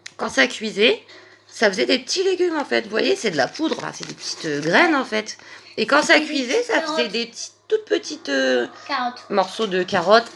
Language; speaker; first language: French; native; French